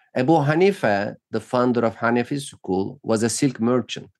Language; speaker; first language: English; non-native, fluent; Turkish